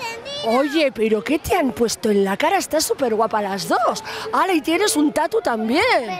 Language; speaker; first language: Spanish; native; Spanish